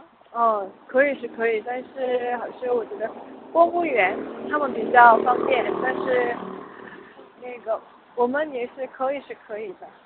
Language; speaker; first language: Chinese; non-native, learner; Korean